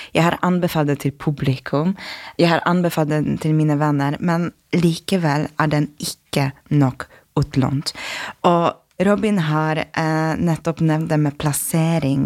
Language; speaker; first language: Norwegian; non-native, fluent; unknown